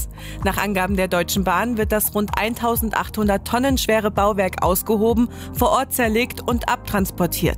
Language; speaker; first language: German; native; German